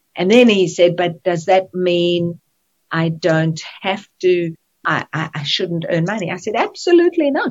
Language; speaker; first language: English; native; English